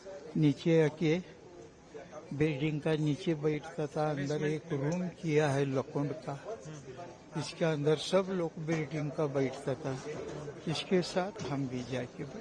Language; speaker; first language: Hindi; non-native, local second language; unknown